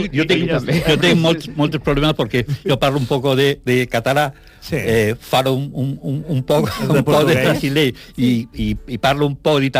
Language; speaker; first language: Catalan; non-native, learner; Spanish